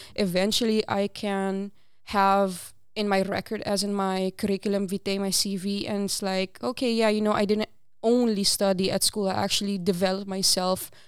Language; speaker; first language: English; non-native, fluent; Papiamento